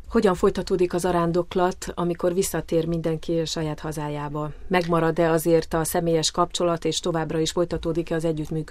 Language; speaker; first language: Hungarian; native; Hungarian